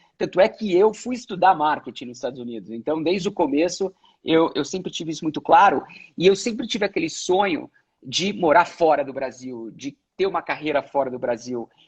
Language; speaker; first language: Portuguese; native; Portuguese